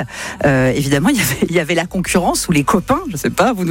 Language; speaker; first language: French; native; French